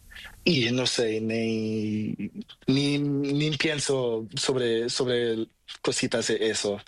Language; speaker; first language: Spanish; non-native, learner; Portuguese